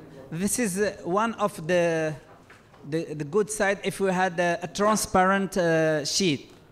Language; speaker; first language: English; non-native, fluent; Arabic